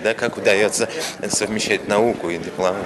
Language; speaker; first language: Russian; native; Russian